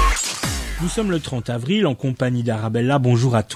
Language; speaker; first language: French; native; French